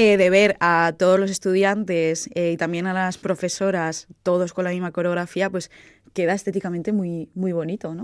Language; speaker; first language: Spanish; native; Spanish